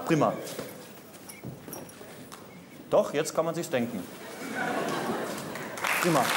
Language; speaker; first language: German; native; German